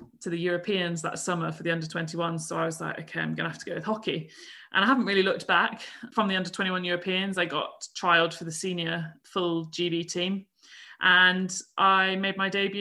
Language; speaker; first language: English; native; English